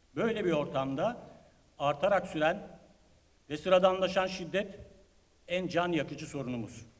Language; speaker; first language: Turkish; native; Turkish